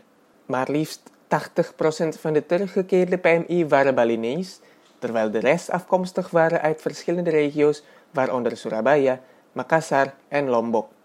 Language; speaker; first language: Dutch; non-native, fluent; Indonesian